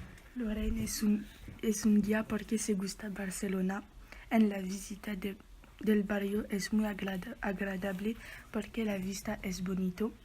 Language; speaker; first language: Spanish; non-native, learner; French